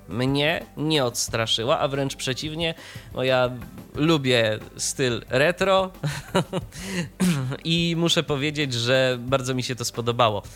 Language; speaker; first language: Polish; native; Polish